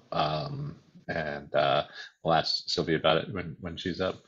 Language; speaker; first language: English; native; English